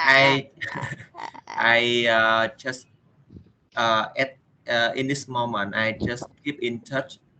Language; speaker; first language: English; non-native, learner; Vietnamese